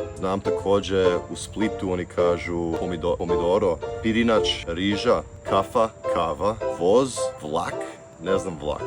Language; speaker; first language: Serbian; early bilingual, heritage; Serbian